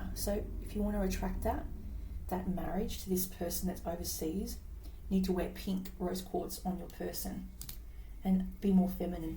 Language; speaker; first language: English; native; English